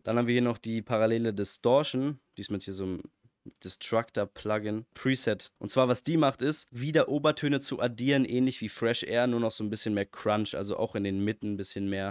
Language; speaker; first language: German; native; German